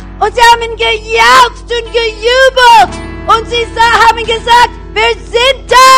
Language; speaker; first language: German; non-native, fluent; English